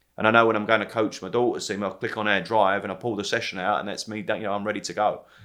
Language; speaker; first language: English; native; English